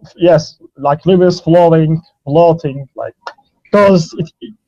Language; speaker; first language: English; non-native, learner; Turkish